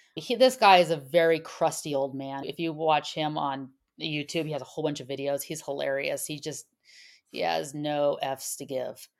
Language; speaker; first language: English; native; English